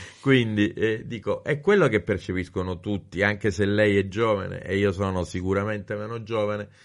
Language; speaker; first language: Italian; native; Italian